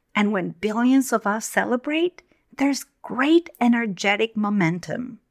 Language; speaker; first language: English; non-native, fluent; Spanish